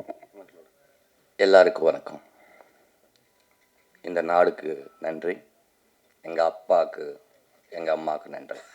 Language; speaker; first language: Tamil; non-native, learner; Telugu